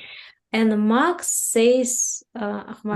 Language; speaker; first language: English; non-native, fluent; Russian